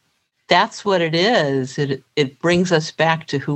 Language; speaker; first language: English; native; English